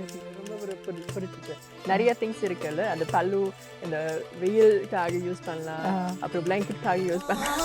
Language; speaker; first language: Tamil; non-native, learner; German